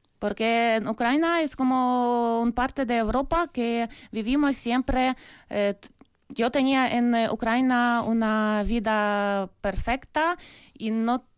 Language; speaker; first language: Spanish; non-native, learner; Ukrainian